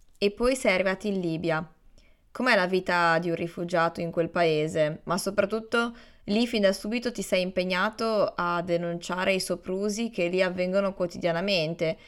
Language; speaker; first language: Italian; native; Italian